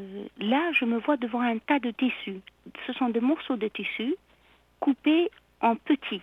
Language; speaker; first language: French; non-native, local second language; Arabic